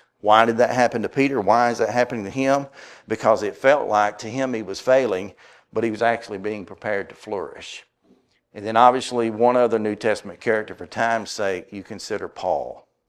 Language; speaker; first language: English; native; English